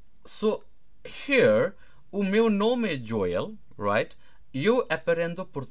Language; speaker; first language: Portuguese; non-native, fluent; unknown